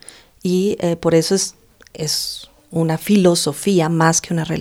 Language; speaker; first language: Spanish; native; Spanish